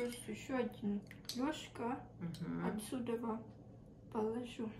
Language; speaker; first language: Russian; early bilingual, heritage; Russian